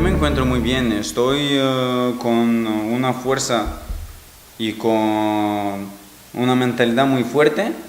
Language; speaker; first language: Spanish; non-native, fluent; Macedonian